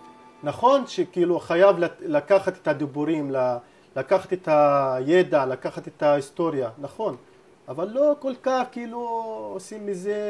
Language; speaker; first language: Hebrew; non-native, local second language; Arabic